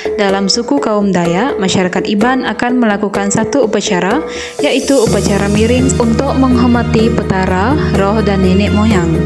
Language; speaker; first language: Malay; non-native, local second language; Iban